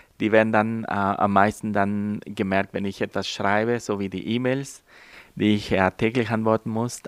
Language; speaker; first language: German; non-native, fluent; Spanish